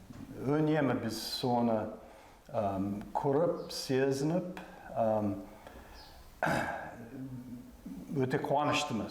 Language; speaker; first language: Kazakh; non-native, fluent; English